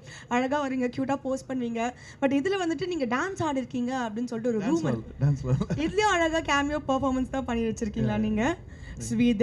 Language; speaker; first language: Tamil; native; Tamil